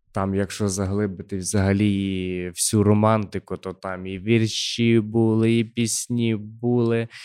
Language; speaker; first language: Ukrainian; native; Ukrainian